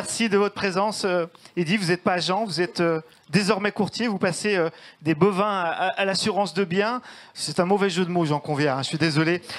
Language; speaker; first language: French; native; French